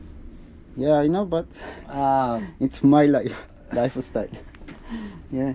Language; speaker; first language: English; non-native, learner; Armenian